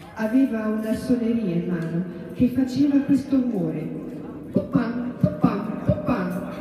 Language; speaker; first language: Italian; non-native, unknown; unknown